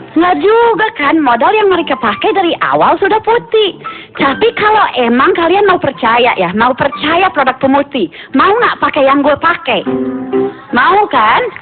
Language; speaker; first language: Indonesian; non-native, fluent; English